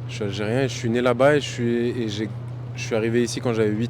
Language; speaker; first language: French; early bilingual, other home language; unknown